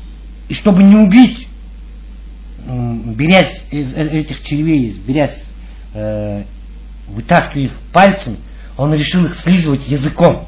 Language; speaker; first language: Russian; native; Russian